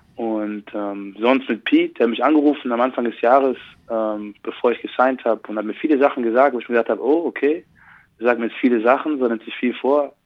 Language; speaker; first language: German; early bilingual, other home language; French